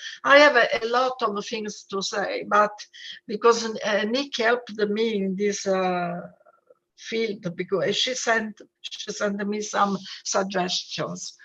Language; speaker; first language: English; non-native, fluent; Italian